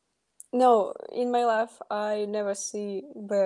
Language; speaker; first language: English; non-native, learner; Russian